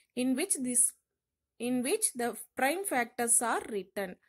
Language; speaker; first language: English; non-native, local second language; Tamil